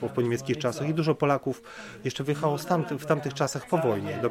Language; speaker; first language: Polish; early bilingual, other home language; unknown